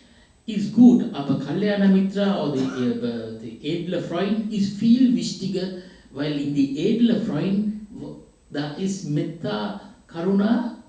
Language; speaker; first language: German; non-native, fluent; Sinhala